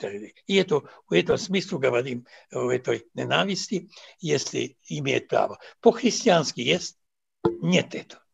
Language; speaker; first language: Russian; non-native, fluent; Serbian